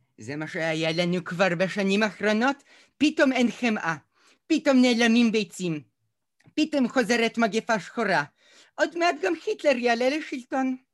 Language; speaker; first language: Hebrew; early bilingual, other home language; Russian